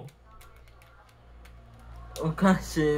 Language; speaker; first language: Japanese; native; Japanese